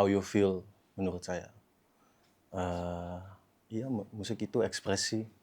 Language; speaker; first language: Indonesian; early bilingual, heritage; Dutch